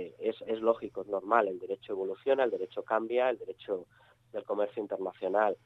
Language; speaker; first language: Spanish; native; Spanish